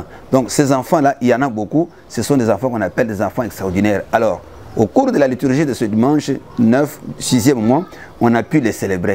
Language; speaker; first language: French; non-native, local second language; Luba-Lulua